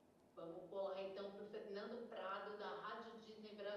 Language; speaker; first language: Portuguese; native; Portuguese